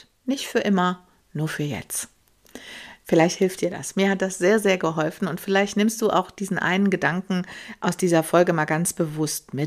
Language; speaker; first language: German; native; German